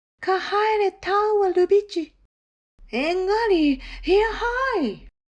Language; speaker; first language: Māori; non-native, learner; Japanese